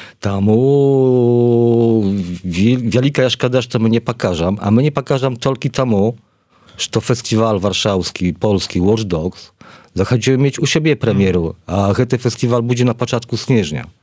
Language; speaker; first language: Polish; non-native, learner; Belarusian